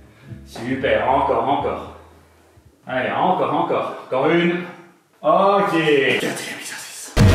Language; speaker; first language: French; native; French